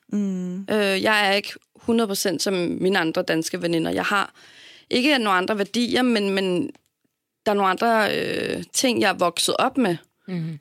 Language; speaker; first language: Danish; native; Danish